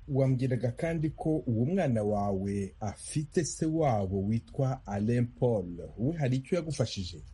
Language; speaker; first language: Kinyarwanda; native; Kinyarwanda